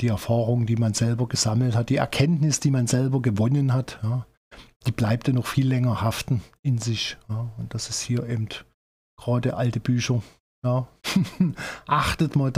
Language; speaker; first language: German; native; German